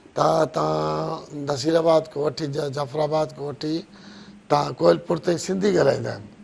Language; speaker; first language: Sindhi; non-native, local second language; Brahui